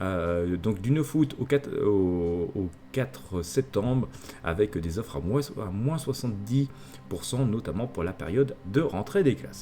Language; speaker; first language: French; native; French